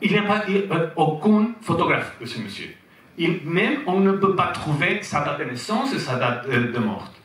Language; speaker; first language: French; non-native, fluent; Spanish